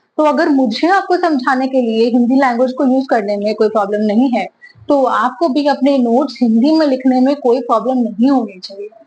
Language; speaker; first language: Hindi; native; Hindi